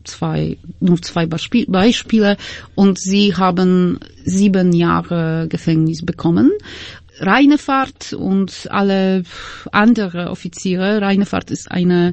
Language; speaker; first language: German; non-native, fluent; Polish